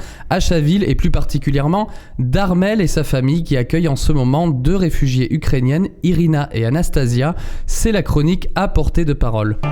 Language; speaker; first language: French; native; French